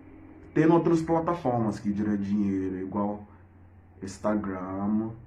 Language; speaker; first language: Portuguese; non-native, fluent; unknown